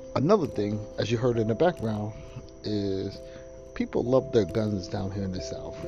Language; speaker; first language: English; native; English